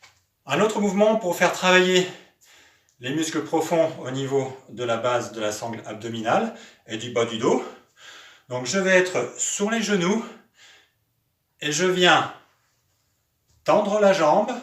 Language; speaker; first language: French; native; French